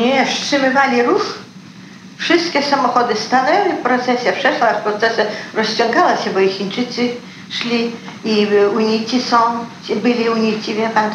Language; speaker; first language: Polish; early bilingual, heritage; Polish